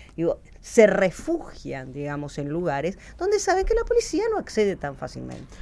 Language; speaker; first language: Spanish; native; Spanish